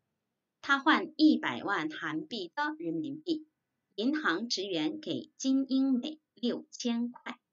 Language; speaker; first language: Chinese; non-native, fluent; Korean